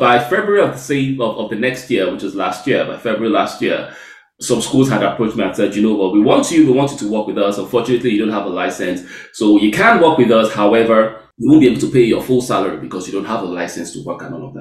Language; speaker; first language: English; non-native, local second language; Yoruba